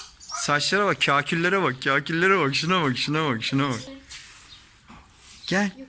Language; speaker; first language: Turkish; native; Turkish